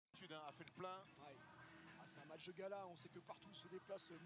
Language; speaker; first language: French; native; French